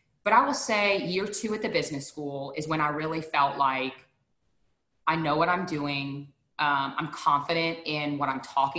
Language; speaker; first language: English; native; English